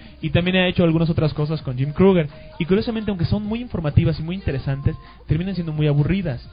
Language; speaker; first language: Spanish; native; Spanish